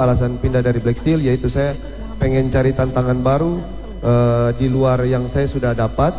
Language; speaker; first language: Indonesian; native; Indonesian